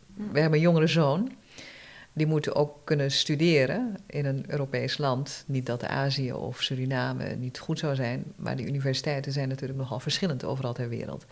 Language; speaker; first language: Dutch; early bilingual, other home language; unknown